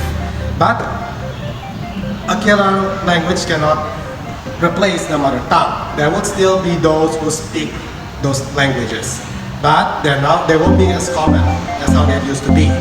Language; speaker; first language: English; non-native, fluent; Indonesian